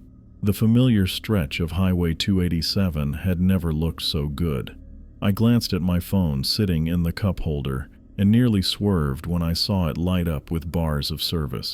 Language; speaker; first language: English; native; English